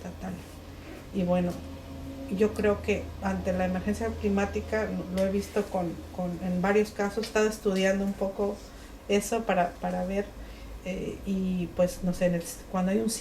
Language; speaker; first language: Spanish; non-native, local second language; Mixtepec Mixtec